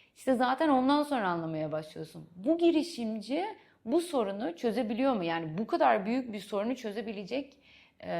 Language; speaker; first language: Turkish; early bilingual, heritage; Turkish